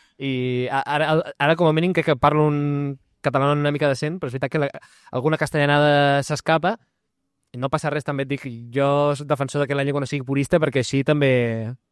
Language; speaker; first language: Catalan; non-native, local second language; Spanish